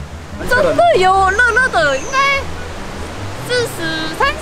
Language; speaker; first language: Chinese; non-native, fluent; Korean